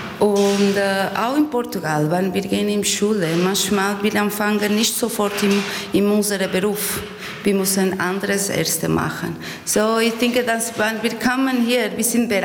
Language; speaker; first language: German; non-native, learner; Portuguese